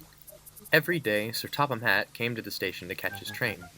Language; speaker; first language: English; native; English